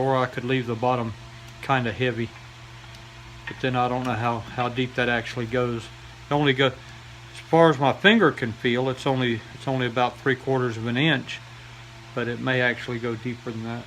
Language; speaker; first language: English; native; English